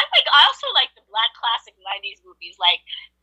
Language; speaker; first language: English; native; English